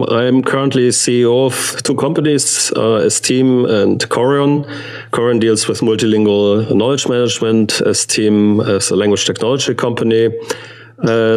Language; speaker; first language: English; non-native, fluent; German